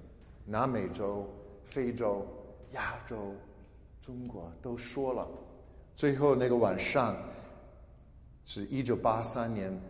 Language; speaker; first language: Chinese; non-native, fluent; English